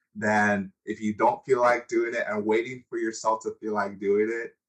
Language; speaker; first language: English; native; English